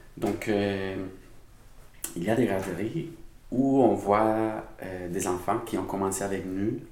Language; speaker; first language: French; non-native, learner; Spanish